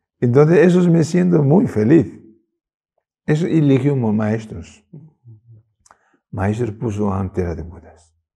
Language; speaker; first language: Spanish; non-native, learner; Tibetan